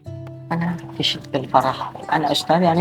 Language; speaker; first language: Arabic; non-native, learner; Indonesian